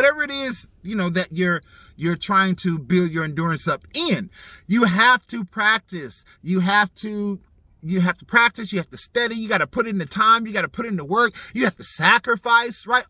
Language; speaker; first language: English; native; English